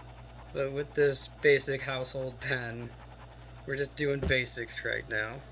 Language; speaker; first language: English; native; English